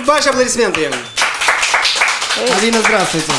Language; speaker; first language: Russian; native; Russian